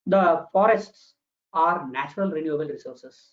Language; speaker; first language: English; non-native, local second language; Kannada